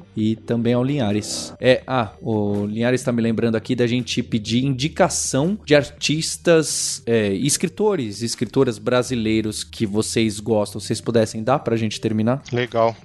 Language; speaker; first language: Portuguese; native; Portuguese